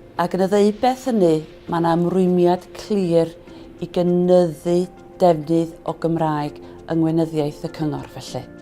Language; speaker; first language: Welsh; native; Welsh